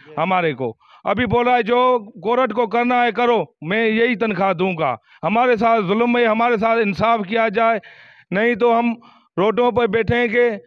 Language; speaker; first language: Urdu; non-native, local second language; Sindhi